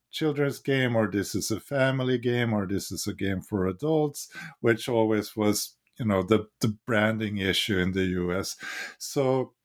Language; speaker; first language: English; non-native, fluent; Swedish